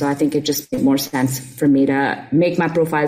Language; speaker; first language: English; non-native, local second language; Urdu